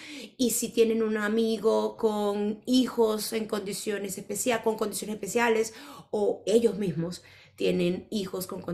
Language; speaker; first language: Spanish; native; Spanish